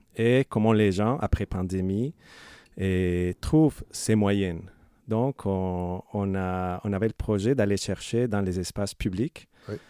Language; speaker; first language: French; non-native, fluent; Spanish